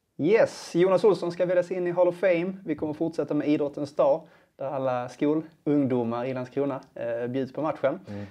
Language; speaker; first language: Swedish; native; Swedish